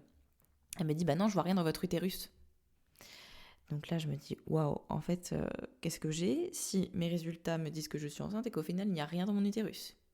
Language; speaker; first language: French; native; French